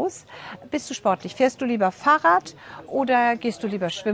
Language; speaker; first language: German; native; German